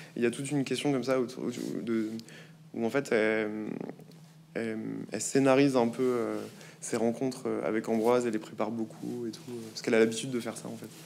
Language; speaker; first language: French; native; French